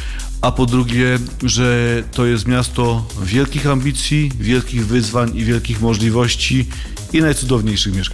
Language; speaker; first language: Polish; native; Polish